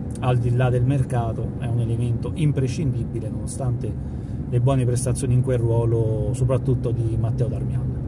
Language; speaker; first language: Italian; native; Italian